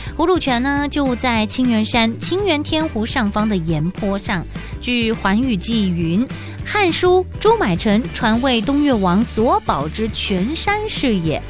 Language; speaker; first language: Chinese; native; Chinese